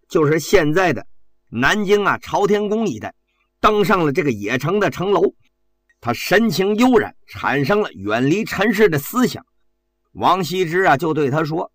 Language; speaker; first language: Chinese; native; Chinese